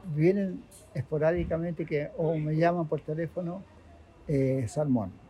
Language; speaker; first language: Spanish; native; Spanish